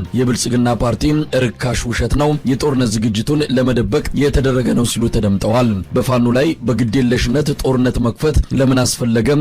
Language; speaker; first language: Amharic; native; Amharic